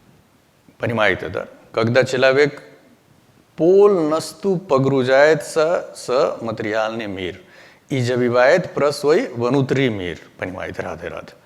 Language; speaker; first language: Russian; non-native, learner; Hindi